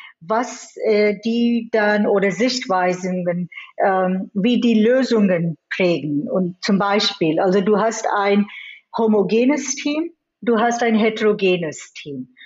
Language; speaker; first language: German; non-native, fluent; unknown